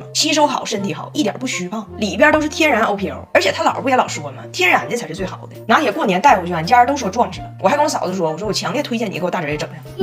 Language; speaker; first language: Chinese; native; Chinese